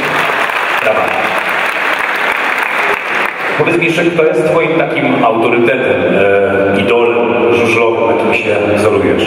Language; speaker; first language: Polish; native; Polish